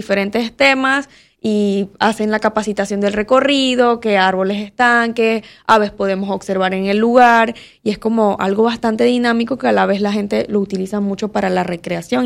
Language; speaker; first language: Spanish; native; Spanish